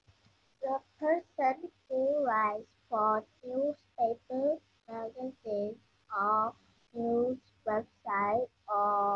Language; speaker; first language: English; non-native, learner; Vietnamese